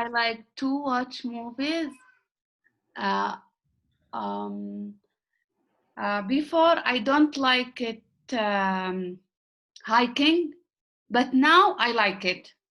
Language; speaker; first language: English; non-native, learner; Arabic